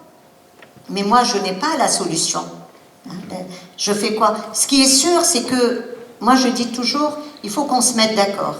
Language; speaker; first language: French; non-native, local second language; Arabic